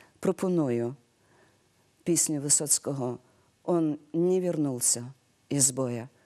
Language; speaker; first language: Ukrainian; native; Ukrainian